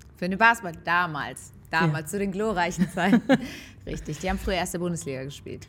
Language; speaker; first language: German; early bilingual, other home language; Persian